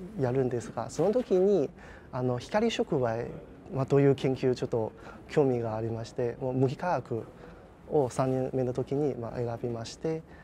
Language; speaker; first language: Japanese; non-native, fluent; Chinese